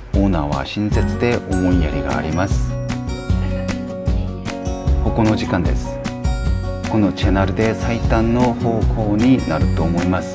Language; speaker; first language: Japanese; non-native, learner; Korean